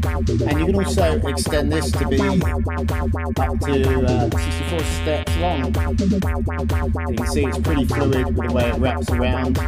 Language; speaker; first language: English; native; English